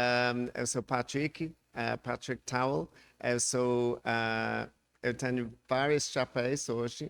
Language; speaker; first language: Portuguese; non-native, learner; English